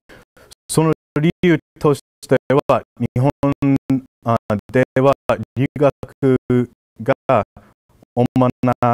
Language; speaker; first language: Japanese; non-native, fluent; English